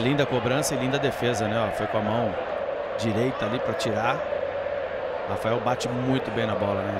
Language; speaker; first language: Portuguese; native; Portuguese